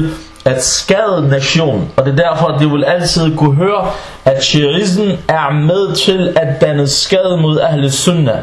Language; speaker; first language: Danish; early bilingual, other home language; Arabic